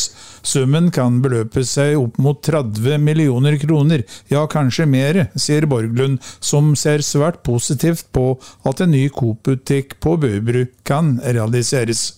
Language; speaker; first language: Norwegian; native; Norwegian